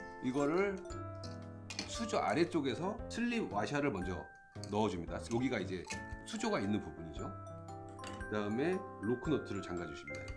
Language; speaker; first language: Korean; native; Korean